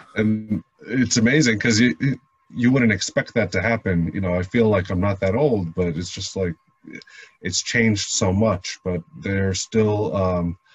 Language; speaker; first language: English; native; English